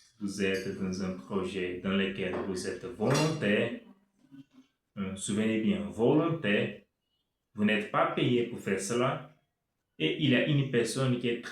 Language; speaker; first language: French; non-native, fluent; Portuguese